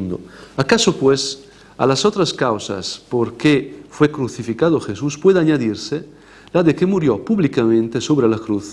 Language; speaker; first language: Spanish; non-native, fluent; Italian